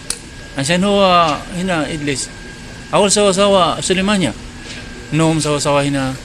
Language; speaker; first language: Arabic; non-native, learner; Filipino